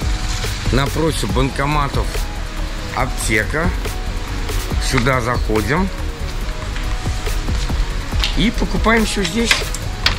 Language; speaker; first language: Russian; native; Russian